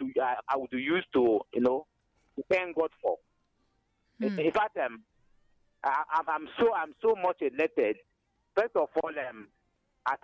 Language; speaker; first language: English; non-native, local second language; Igbo